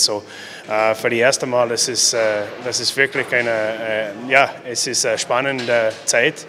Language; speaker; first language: German; non-native, learner; English